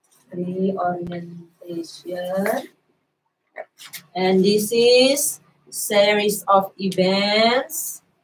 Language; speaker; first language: English; non-native, fluent; Indonesian